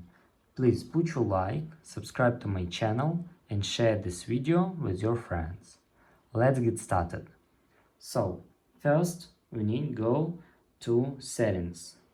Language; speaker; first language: English; non-native, learner; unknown